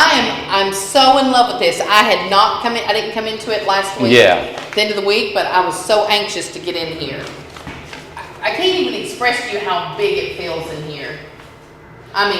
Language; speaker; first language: English; native; English